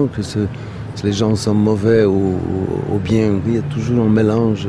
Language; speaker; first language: French; non-native, fluent; Polish